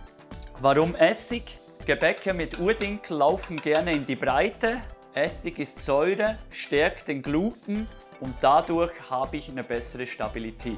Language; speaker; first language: German; native; German